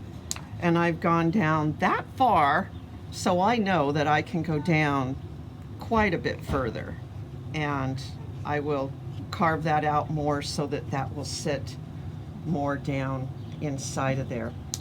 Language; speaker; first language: English; native; English